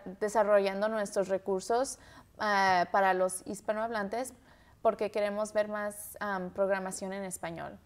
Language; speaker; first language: Spanish; early bilingual, heritage; Spanish